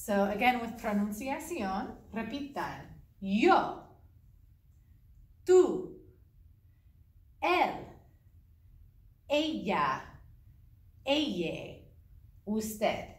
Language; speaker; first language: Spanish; non-native, fluent; English